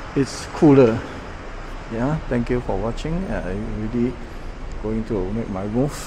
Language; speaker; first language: English; non-native, local second language; Chinese